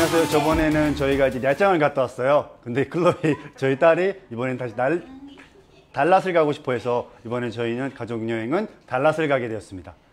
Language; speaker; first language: Korean; native; Korean